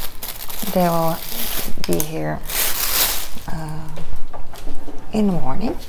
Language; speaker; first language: English; non-native, fluent; Dutch